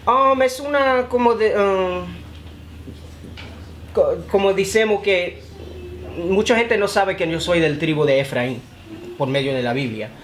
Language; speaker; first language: Spanish; early bilingual, heritage; Spanish